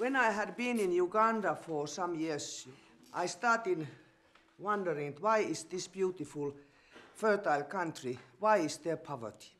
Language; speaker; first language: English; non-native, fluent; Finnish